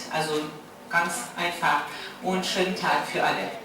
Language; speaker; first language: German; non-native, learner; French